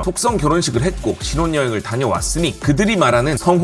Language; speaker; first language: Korean; native; Korean